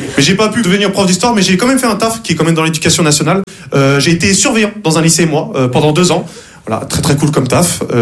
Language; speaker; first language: French; native; French